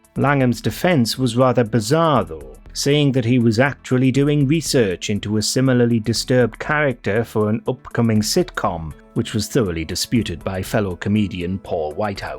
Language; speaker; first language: English; native; English